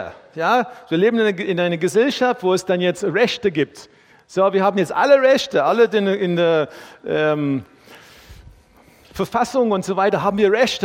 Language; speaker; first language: German; non-native, fluent; English